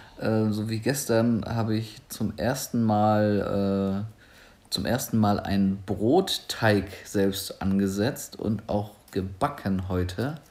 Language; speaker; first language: German; native; German